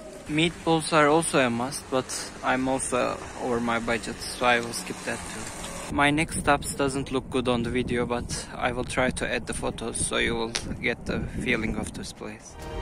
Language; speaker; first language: English; non-native, fluent; Turkish